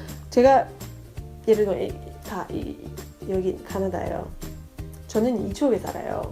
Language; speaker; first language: Korean; non-native, fluent; French